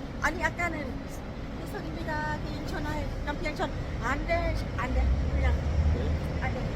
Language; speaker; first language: Korean; non-native, learner; Thai